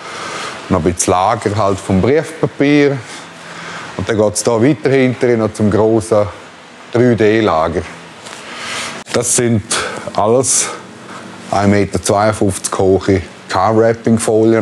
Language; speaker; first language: German; native; German